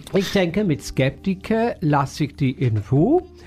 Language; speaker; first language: German; non-native, fluent; English